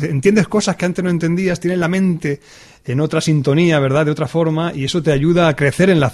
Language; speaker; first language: Spanish; native; Spanish